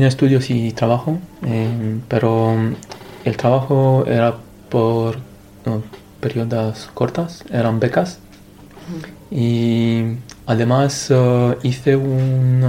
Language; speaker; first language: Spanish; non-native, fluent; Romanian